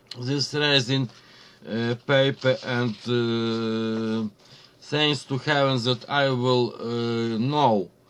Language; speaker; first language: English; non-native, learner; Ukrainian